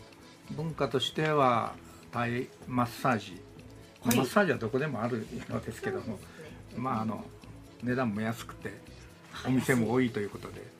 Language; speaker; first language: Japanese; native; Japanese